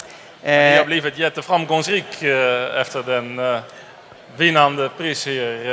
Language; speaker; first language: Swedish; non-native, fluent; Dutch